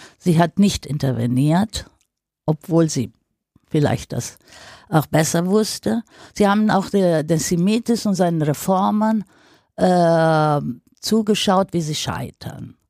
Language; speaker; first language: German; non-native, fluent; Greek